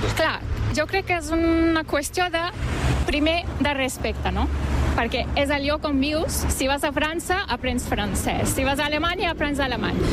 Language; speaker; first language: Catalan; non-native, fluent; Turkish